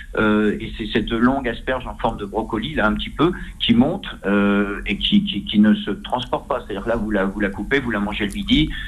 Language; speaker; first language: French; native; French